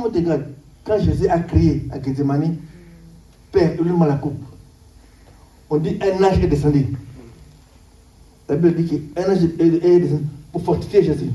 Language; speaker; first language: French; non-native, local second language; Lingala